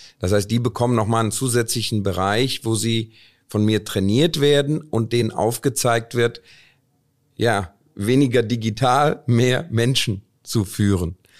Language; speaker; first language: German; early bilingual, other home language; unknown